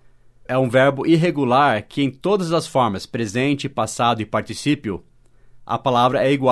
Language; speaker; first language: Portuguese; non-native, fluent; English